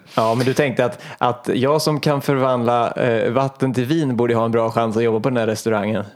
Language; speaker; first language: Swedish; native; Swedish